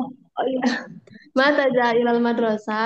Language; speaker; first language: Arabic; non-native, learner; Indonesian